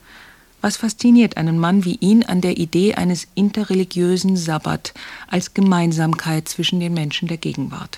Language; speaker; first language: German; native; German